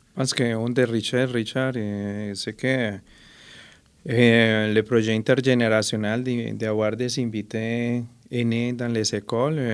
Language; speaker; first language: French; non-native, fluent; Spanish